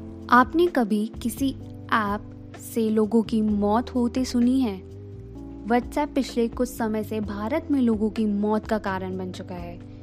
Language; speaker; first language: Hindi; native; Hindi